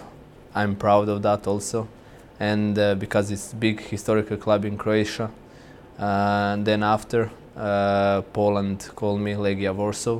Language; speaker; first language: English; non-native, fluent; Croatian